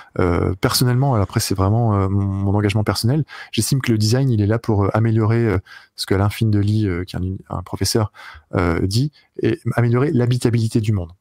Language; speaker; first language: French; native; French